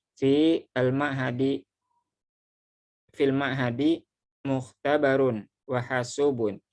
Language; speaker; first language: Arabic; non-native, fluent; Indonesian